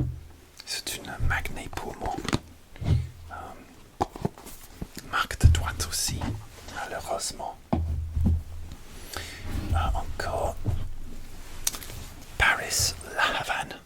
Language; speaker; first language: French; non-native, learner; English